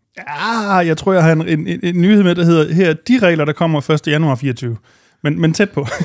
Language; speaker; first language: Danish; native; Danish